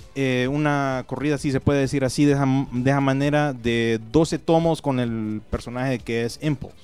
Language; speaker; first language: Spanish; native; Spanish